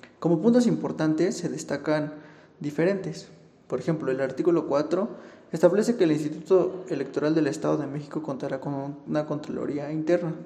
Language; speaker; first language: Spanish; native; Spanish